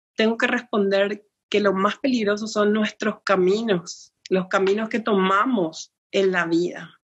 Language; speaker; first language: Spanish; native; Spanish